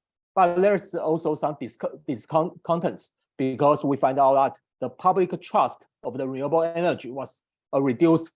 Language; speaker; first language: English; non-native, fluent; Chinese